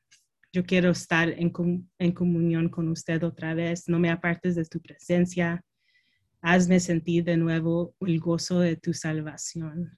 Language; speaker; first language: Spanish; early bilingual, heritage; Spanish